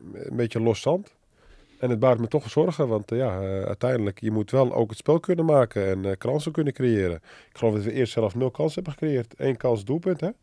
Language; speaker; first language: Dutch; early bilingual, other home language; Arabic